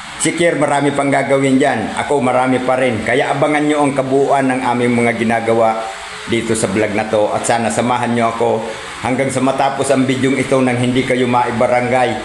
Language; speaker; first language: Filipino; non-native, local second language; Cebuano